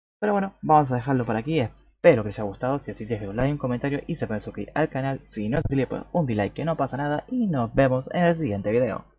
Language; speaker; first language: Spanish; native; Spanish